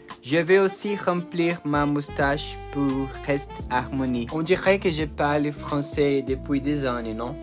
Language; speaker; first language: French; non-native, learner; Portuguese